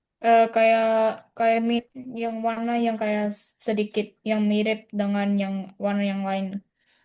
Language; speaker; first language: Indonesian; non-native, learner; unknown